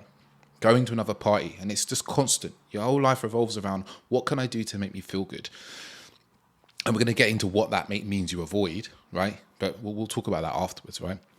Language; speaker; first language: English; native; English